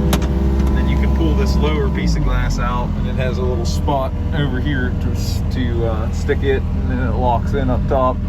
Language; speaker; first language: English; native; English